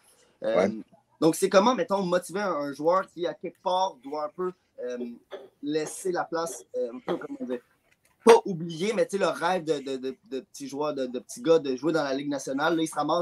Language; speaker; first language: French; native; French